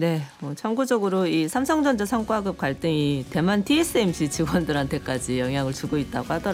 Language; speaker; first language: Korean; native; Korean